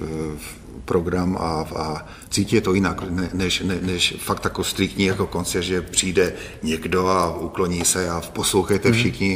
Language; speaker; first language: Czech; non-native, fluent; Hungarian